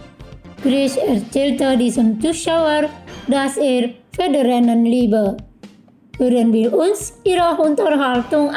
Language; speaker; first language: German; non-native, fluent; Indonesian